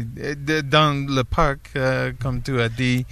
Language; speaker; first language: French; non-native, learner; English